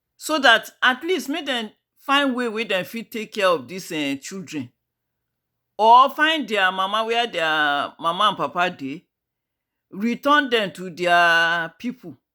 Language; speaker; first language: Nigerian Pidgin; native; Nigerian Pidgin